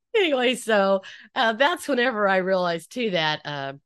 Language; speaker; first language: English; native; English